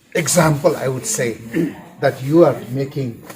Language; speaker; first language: English; non-native, local second language; Nepali